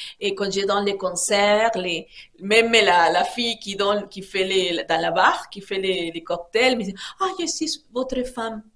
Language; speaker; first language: French; non-native, fluent; Spanish